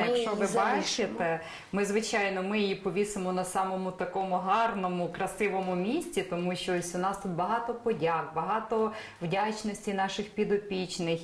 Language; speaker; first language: Ukrainian; native; Ukrainian